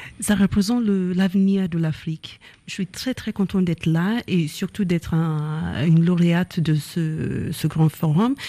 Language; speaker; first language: French; non-native, fluent; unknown